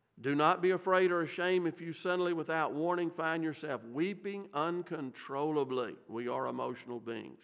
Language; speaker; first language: English; native; English